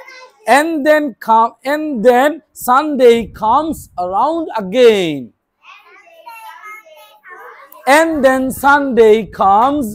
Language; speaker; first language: English; non-native, learner; Bangla